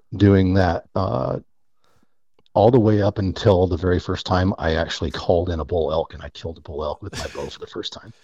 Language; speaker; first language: English; native; English